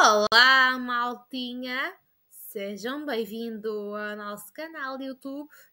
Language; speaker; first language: Portuguese; non-native, learner; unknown